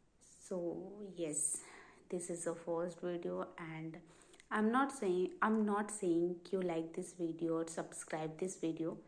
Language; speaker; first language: English; non-native, learner; Hindi